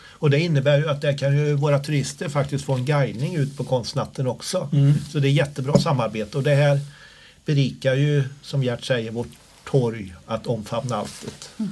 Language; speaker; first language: Swedish; native; Swedish